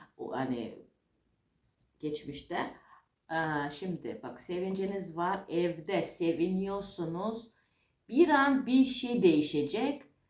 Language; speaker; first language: Turkish; non-native, fluent; Russian